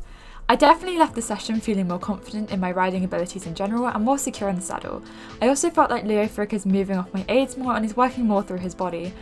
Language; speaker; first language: English; native; English